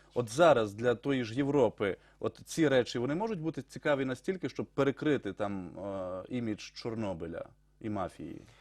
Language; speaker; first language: Ukrainian; native; Ukrainian